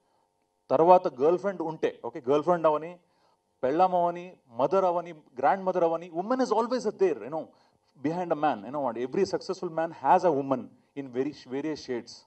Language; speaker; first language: Telugu; non-native, fluent; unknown